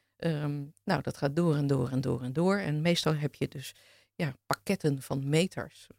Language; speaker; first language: Dutch; native; Dutch